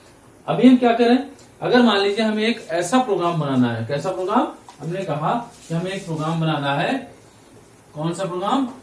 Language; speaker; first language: Hindi; native; Hindi